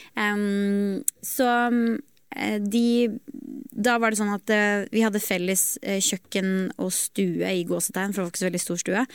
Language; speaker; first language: Norwegian; native; Norwegian